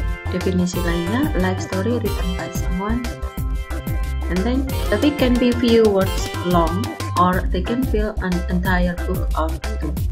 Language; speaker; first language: English; non-native, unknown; Indonesian